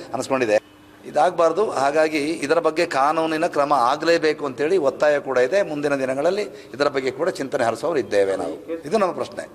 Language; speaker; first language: Kannada; non-native, local second language; Kodava